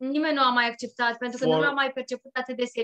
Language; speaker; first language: Romanian; native; Romanian